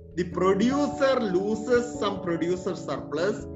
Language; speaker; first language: English; non-native, local second language; Malayalam